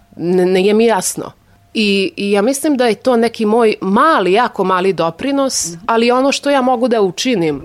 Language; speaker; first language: Serbian; non-native, local second language; Hungarian